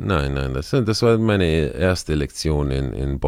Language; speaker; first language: German; non-native, fluent; Croatian